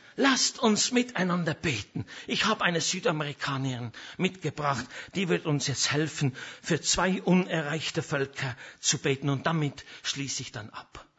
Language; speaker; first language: German; native; German